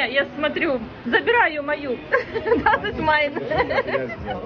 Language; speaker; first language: Russian; native; Russian